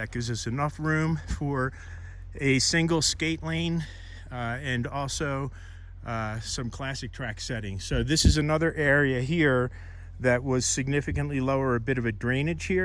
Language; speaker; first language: English; native; English